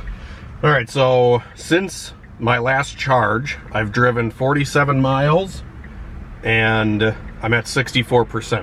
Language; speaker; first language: English; native; English